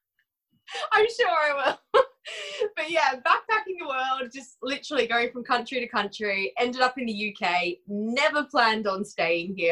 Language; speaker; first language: English; native; English